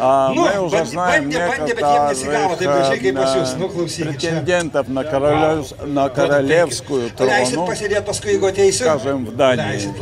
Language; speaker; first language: Russian; non-native, fluent; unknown